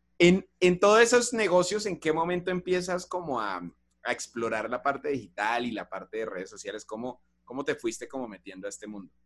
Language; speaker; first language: Spanish; native; Spanish